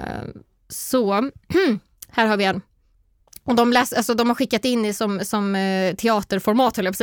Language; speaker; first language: Swedish; native; Swedish